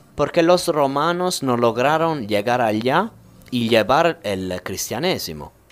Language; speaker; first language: Spanish; non-native, fluent; Italian